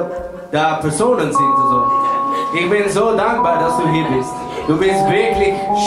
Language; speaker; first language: German; non-native, learner; Dutch